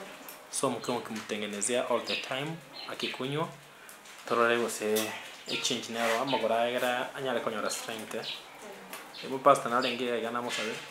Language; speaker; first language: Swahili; non-native, local second language; Gusii